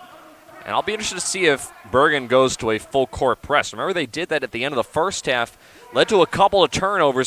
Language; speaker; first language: English; native; English